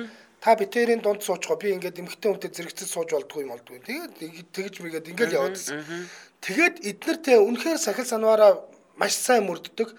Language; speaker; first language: Mongolian; native; Mongolian